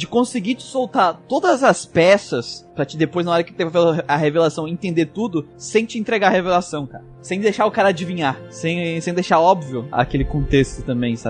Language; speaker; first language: Portuguese; native; Portuguese